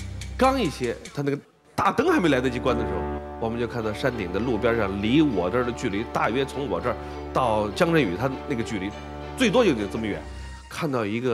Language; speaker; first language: Chinese; native; Chinese